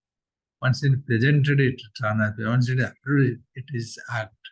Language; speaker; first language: English; non-native, local second language; Odia